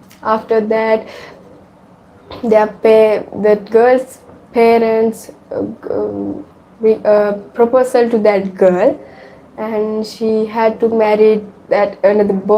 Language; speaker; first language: English; non-native, learner; Sinhala